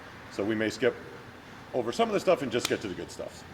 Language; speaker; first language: English; native; English